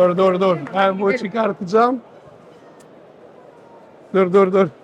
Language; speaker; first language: Turkish; non-native, fluent; Italian